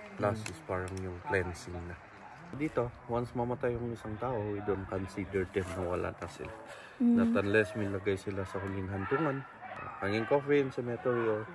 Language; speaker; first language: Filipino; non-native, local second language; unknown